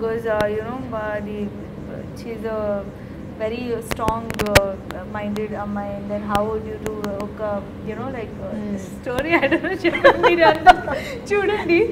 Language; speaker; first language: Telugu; non-native, learner; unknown